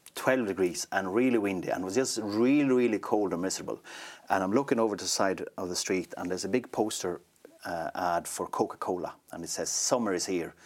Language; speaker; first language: English; non-native, fluent; Swedish